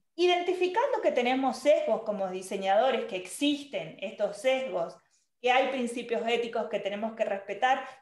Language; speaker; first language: Spanish; native; Spanish